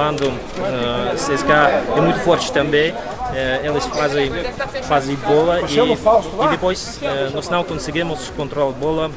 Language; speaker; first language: Portuguese; non-native, fluent; Russian